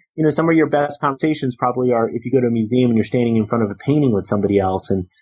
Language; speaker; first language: English; native; English